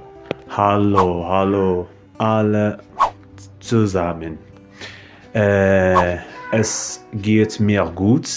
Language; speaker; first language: German; non-native, learner; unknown